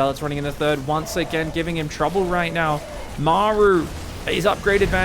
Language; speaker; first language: English; native; English